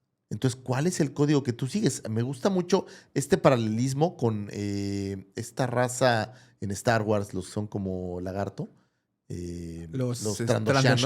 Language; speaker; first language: Spanish; native; Spanish